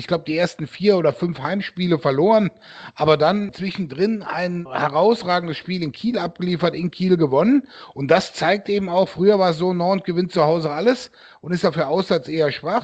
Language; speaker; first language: German; native; German